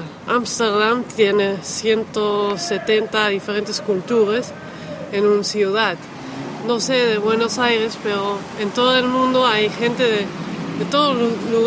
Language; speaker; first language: Spanish; non-native, fluent; Dutch